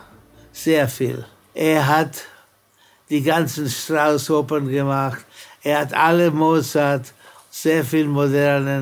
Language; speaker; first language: German; non-native, fluent; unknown